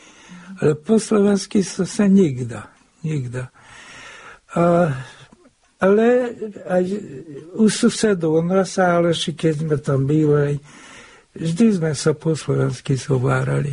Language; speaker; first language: Slovak; non-native, local second language; Hungarian